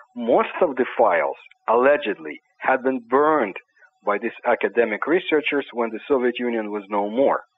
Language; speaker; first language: English; non-native, fluent; Ukrainian